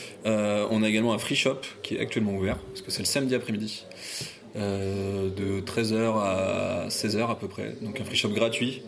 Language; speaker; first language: French; native; French